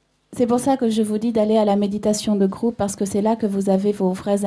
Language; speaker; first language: French; native; French